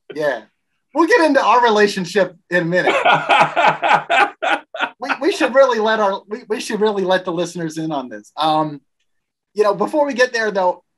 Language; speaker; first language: English; native; English